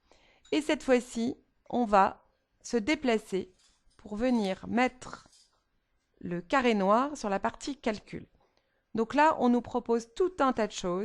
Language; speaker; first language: French; native; French